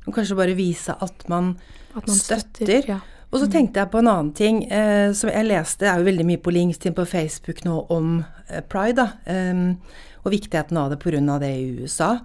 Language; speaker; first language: Norwegian; native; Norwegian